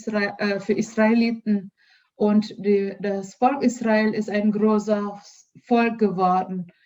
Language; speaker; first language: German; non-native, learner; Indonesian